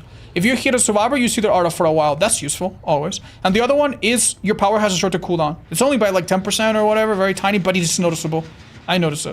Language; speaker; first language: English; native; English